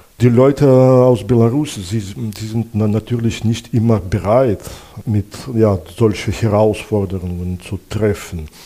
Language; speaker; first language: German; non-native, fluent; Belarusian